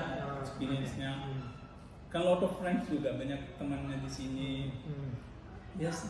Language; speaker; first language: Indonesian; non-native, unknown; Malayalam